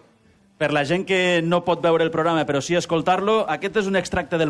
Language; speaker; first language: Catalan; native; Catalan